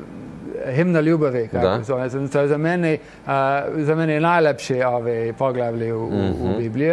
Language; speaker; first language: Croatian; non-native, fluent; English